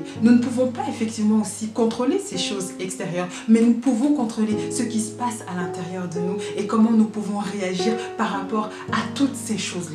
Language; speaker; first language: French; native; French